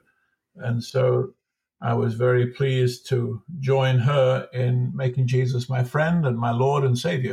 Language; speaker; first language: English; native; English